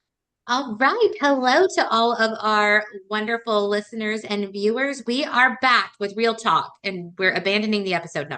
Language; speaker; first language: English; native; English